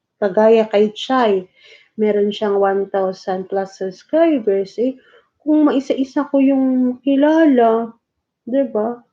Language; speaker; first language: Filipino; non-native, local second language; Cebuano